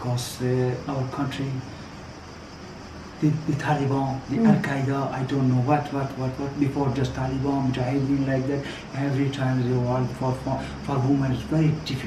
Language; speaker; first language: English; non-native, learner; Persian